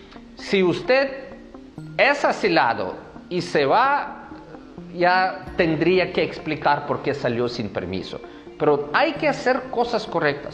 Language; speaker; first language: Spanish; non-native, fluent; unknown